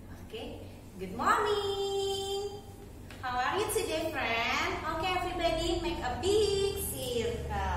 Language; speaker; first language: English; non-native, learner; Indonesian